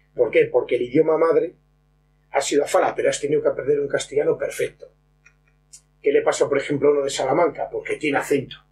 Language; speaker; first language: Spanish; non-native, local second language; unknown